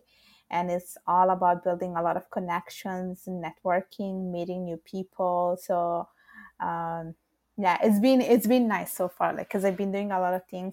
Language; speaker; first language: English; non-native, fluent; Italian